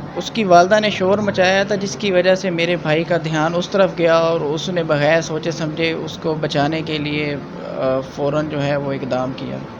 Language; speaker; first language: Urdu; non-native, local second language; Punjabi